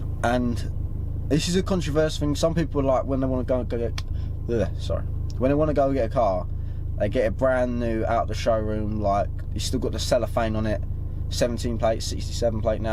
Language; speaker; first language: English; native; English